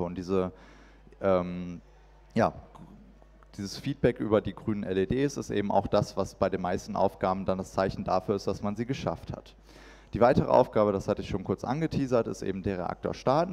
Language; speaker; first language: German; native; German